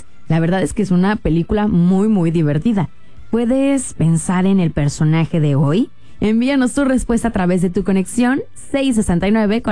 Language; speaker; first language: Spanish; native; Spanish